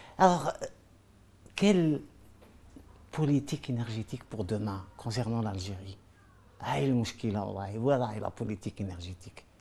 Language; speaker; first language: French; non-native, local second language; Arabic